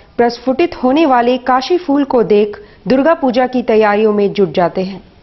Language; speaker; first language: Hindi; native; Hindi